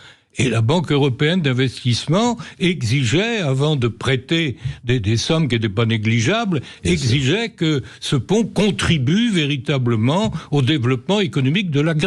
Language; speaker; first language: French; native; French